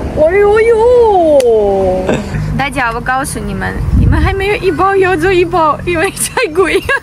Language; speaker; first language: Chinese; non-native, learner; Ukrainian